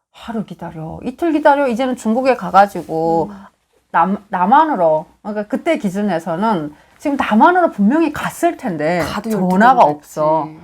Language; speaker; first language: Korean; native; Korean